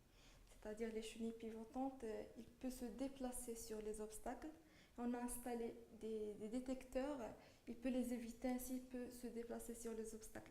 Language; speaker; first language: French; non-native, local second language; Arabic